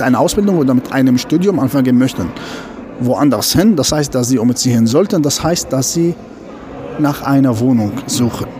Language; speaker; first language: German; non-native, fluent; Arabic